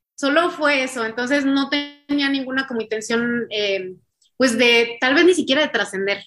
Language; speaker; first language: Spanish; native; Spanish